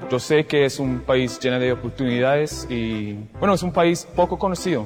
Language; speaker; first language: Spanish; non-native, fluent; English